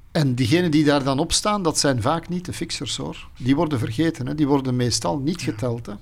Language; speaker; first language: Dutch; native; Dutch